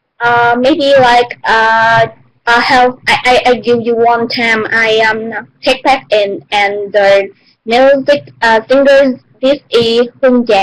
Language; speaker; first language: English; non-native, learner; Vietnamese